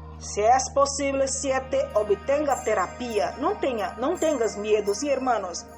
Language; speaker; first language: Spanish; non-native, fluent; Portuguese